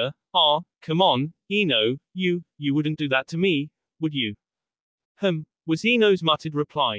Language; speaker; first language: English; native; English